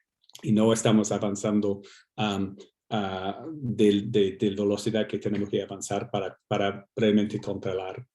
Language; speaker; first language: Spanish; non-native, fluent; English